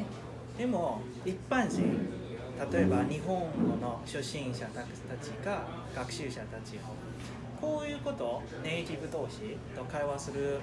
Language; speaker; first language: Japanese; non-native, fluent; Chinese